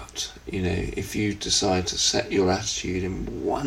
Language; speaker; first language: English; native; English